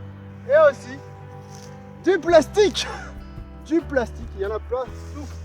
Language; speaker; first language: French; native; French